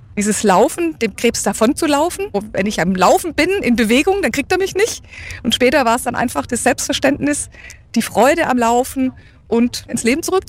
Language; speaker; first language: German; native; German